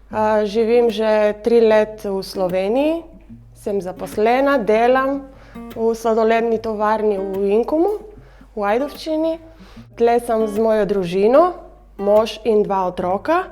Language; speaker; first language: Slovenian; non-native, learner; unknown